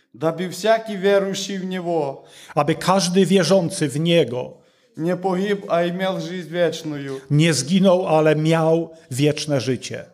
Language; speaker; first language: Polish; non-native, learner; Russian